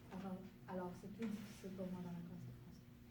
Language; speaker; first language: French; non-native, local second language; English